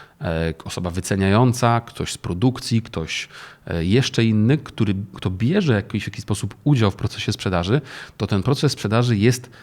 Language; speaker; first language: Polish; native; Polish